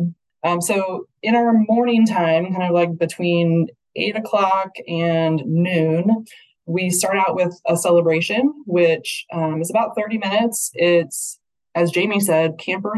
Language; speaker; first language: English; native; English